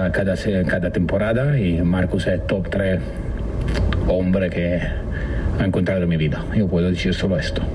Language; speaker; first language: Spanish; non-native, learner; Italian